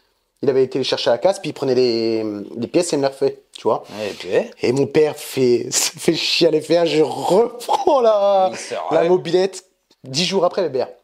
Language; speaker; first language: French; native; French